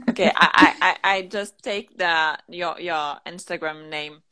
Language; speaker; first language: English; non-native, learner; French